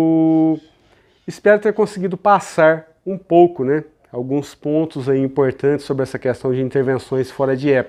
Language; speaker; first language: Portuguese; native; Portuguese